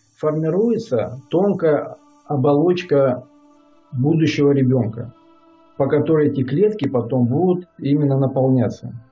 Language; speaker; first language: Russian; native; Russian